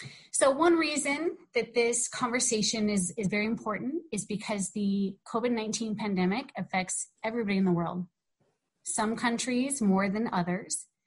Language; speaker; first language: English; native; English